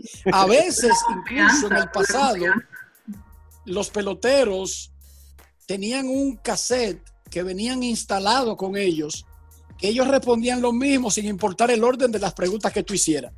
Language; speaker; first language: Spanish; native; Spanish